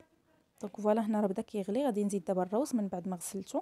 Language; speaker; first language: Arabic; native; Arabic